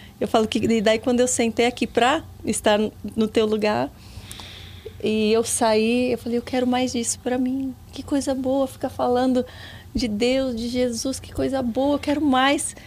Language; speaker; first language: Portuguese; native; Portuguese